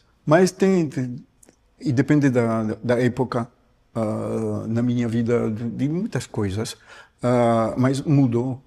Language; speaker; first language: Portuguese; non-native, fluent; French